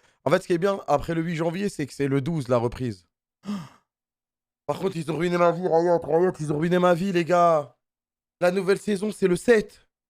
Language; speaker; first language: French; native; French